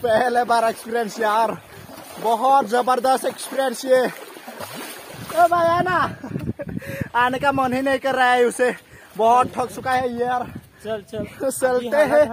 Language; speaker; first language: Hindi; non-native, local second language; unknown